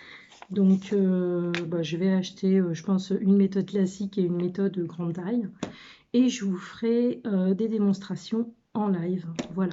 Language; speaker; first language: French; native; French